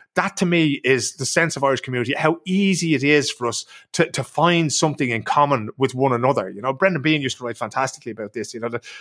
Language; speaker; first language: English; native; English